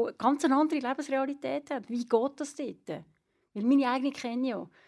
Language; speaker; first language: German; native; German